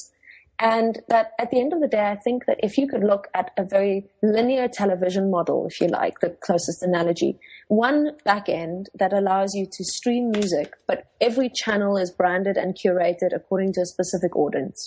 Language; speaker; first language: English; non-native, local second language; Afrikaans